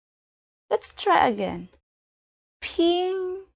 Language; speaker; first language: English; non-native, learner; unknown